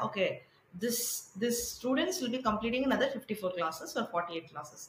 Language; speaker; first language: English; non-native, local second language; Tamil